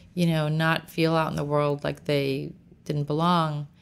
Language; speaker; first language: English; native; English